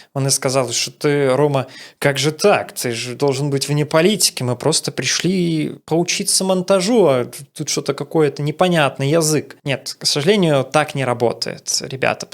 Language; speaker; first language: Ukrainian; non-native, local second language; Russian